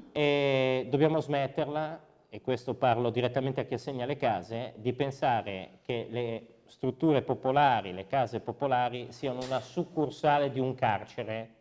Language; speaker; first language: Italian; native; Italian